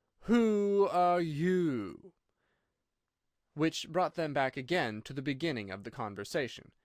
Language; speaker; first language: English; native; English